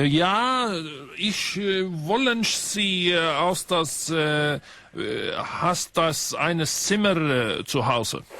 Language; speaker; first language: German; non-native, learner; Icelandic